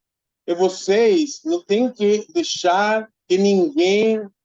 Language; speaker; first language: Portuguese; non-native, fluent; Spanish